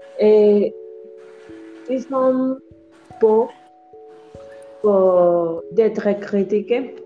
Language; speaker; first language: French; non-native, learner; Spanish